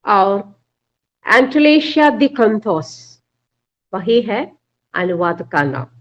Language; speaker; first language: Hindi; non-native, local second language; Malayalam